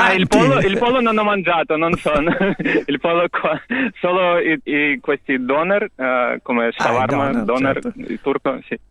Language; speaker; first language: Italian; non-native, learner; Russian